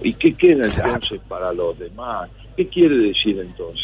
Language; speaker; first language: Spanish; native; Spanish